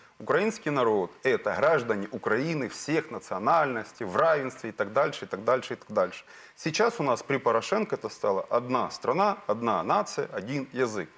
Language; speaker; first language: Russian; native; Russian